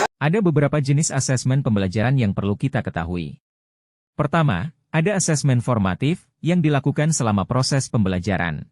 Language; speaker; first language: Indonesian; native; Indonesian